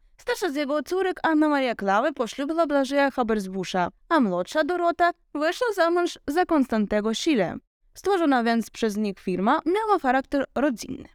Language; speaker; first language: Polish; non-native, learner; Ukrainian